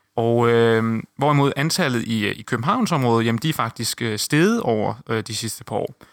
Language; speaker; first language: Danish; native; Danish